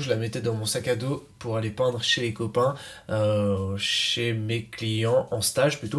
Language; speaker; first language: French; native; French